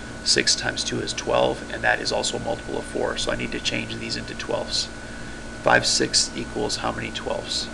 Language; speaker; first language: English; native; English